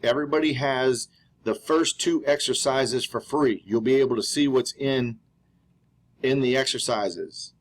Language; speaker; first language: English; native; English